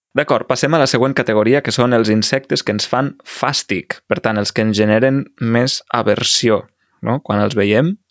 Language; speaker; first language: Catalan; native; Catalan